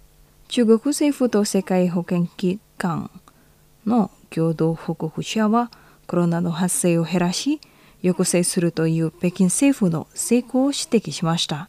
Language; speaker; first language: Japanese; non-native, fluent; Indonesian